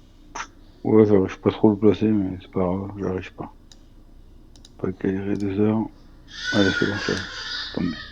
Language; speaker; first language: French; native; French